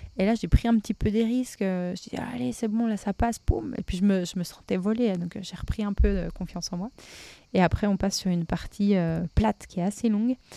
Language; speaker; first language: French; native; French